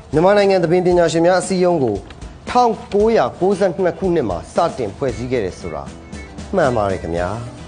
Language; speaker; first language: Burmese; native; Burmese